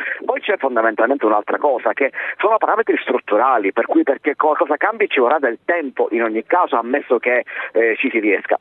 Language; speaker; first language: Italian; native; Italian